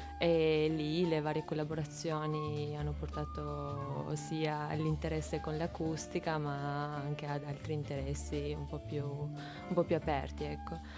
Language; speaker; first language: Italian; non-native, fluent; Albanian